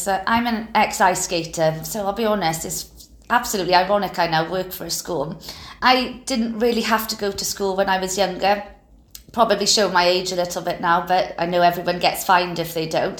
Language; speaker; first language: English; native; English